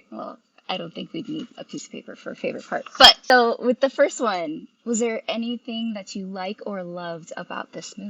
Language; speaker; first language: English; native; English